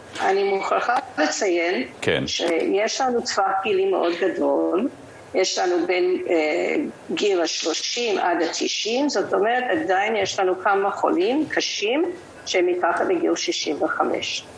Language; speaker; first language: Hebrew; non-native, fluent; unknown